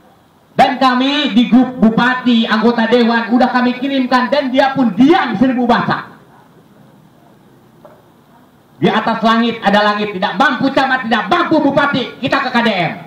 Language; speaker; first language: Indonesian; native; Indonesian